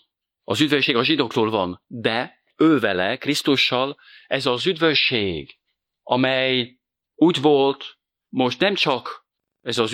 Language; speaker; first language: Hungarian; non-native, fluent; French